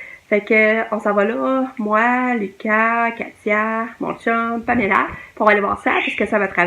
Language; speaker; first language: French; native; French